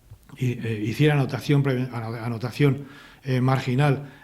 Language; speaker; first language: Spanish; native; Spanish